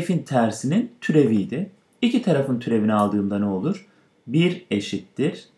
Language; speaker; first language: Turkish; native; Turkish